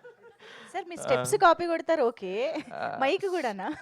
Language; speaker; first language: Telugu; native; Telugu